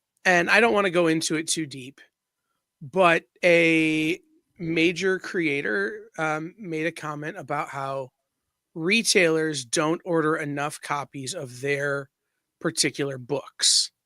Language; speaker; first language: English; native; English